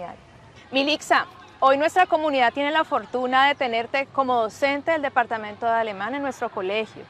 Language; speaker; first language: Spanish; native; Spanish